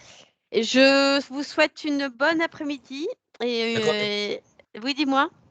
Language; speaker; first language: French; native; French